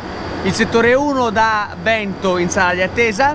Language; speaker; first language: Italian; native; Italian